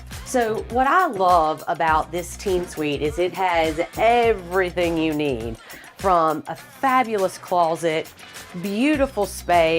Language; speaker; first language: English; native; English